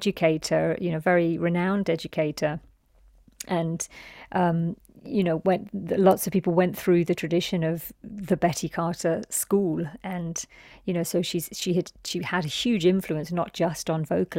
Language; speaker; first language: English; native; English